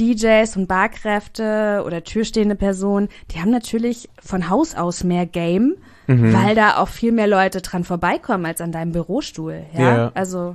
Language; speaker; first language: German; native; German